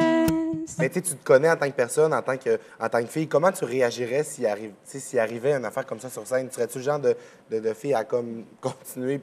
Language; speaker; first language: French; native; French